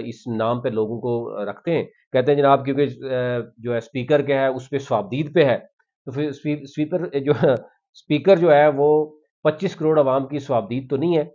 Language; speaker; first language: Urdu; non-native, local second language; Punjabi